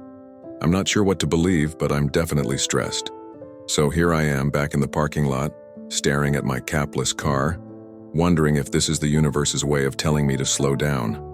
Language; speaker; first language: English; native; English